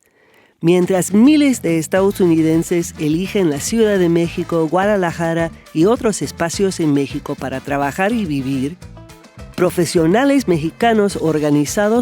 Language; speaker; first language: Spanish; non-native, fluent; English